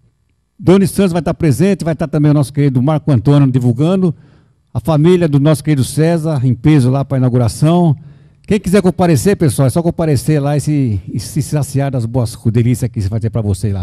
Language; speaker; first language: Portuguese; native; Portuguese